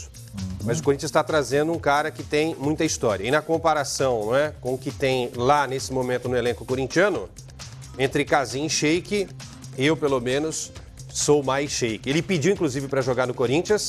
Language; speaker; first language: Portuguese; native; Portuguese